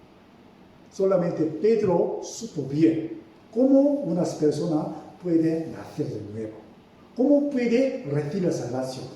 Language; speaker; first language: Spanish; non-native, fluent; Korean